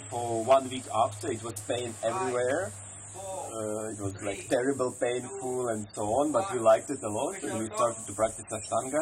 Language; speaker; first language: English; non-native, fluent; Russian